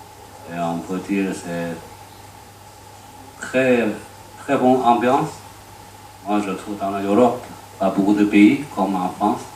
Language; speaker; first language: French; non-native, learner; Chinese